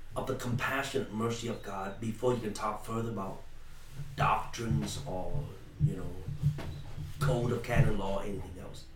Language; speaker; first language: English; non-native, fluent; Vietnamese